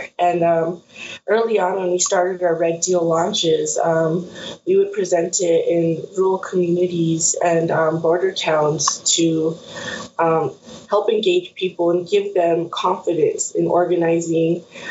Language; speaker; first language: English; native; English